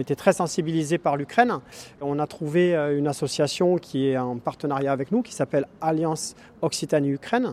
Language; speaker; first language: French; native; French